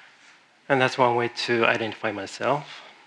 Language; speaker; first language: English; non-native, fluent; Japanese